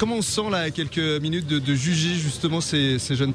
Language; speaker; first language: French; native; French